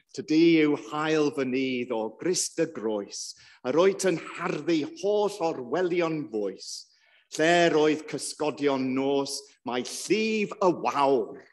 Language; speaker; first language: Welsh; non-native, local second language; English